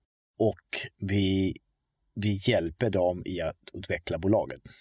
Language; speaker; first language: Swedish; non-native, fluent; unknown